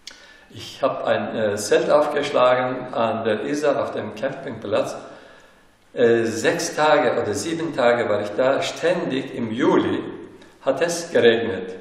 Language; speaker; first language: German; non-native, fluent; Turkish